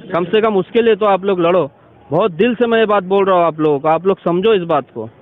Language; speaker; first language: Hindi; non-native, local second language; Urdu